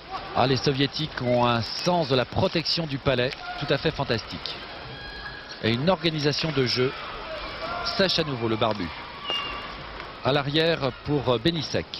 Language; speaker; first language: French; native; French